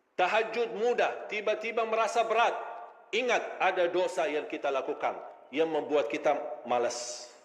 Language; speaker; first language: Malay; non-native, fluent; Arabic